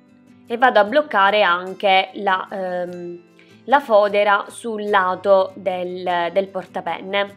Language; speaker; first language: Italian; native; Italian